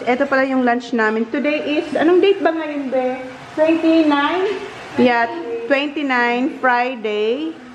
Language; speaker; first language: Filipino; non-native, local second language; Bikol